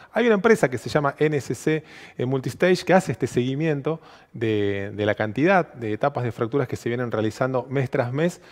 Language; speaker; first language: Spanish; native; Spanish